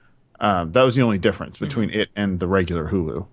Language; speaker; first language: English; native; English